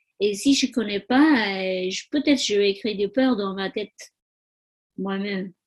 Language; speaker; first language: French; non-native, learner; Tibetan